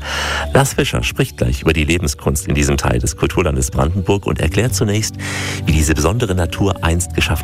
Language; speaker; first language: German; native; German